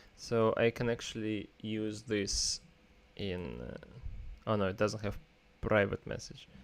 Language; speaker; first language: English; non-native, fluent; Russian